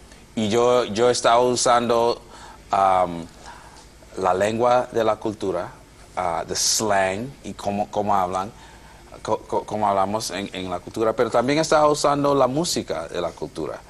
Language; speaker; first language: Spanish; non-native, fluent; English